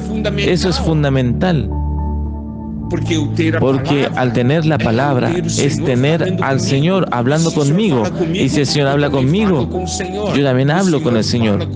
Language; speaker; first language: Spanish; non-native, fluent; Portuguese